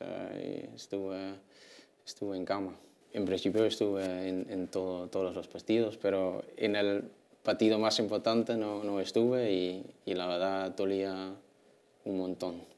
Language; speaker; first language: Spanish; non-native, learner; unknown